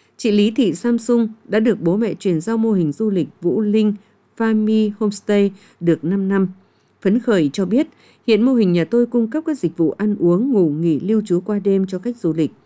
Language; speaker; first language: Vietnamese; native; Vietnamese